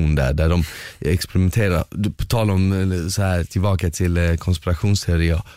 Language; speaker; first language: Swedish; early bilingual, other home language; Bosnian